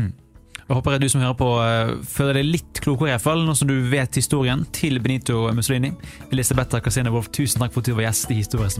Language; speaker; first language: Norwegian; native; Norwegian